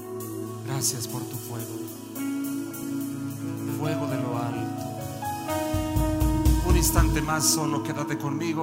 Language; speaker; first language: Spanish; native; Spanish